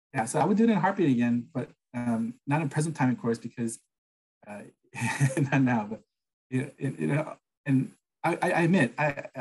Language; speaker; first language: English; non-native, fluent; Korean